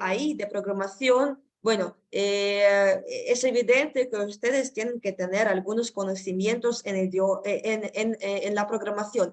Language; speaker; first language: Spanish; non-native, fluent; Russian